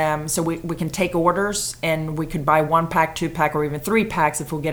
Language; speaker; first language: English; non-native, fluent; Swedish